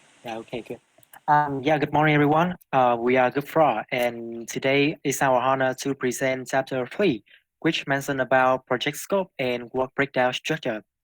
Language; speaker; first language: English; non-native, learner; Vietnamese